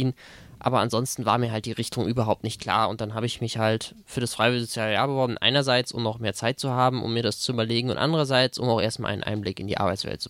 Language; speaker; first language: German; native; German